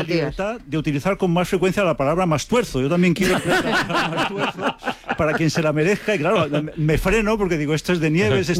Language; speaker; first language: Spanish; native; Spanish